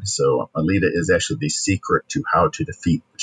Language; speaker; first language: English; native; English